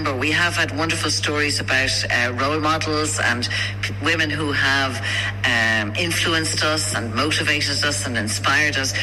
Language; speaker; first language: English; native; English